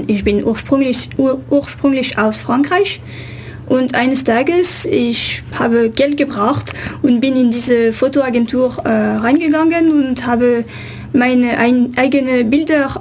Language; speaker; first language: German; non-native, fluent; French